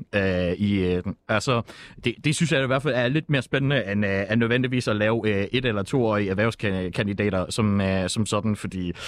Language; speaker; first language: Danish; native; Danish